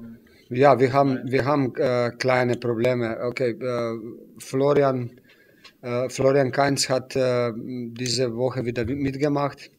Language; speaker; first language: German; non-native, fluent; Slovenian